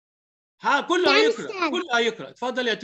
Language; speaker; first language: Arabic; native; Arabic